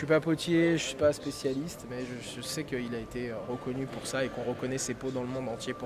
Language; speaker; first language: French; native; French